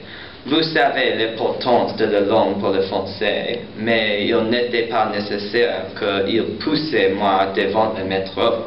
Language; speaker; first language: French; non-native, learner; English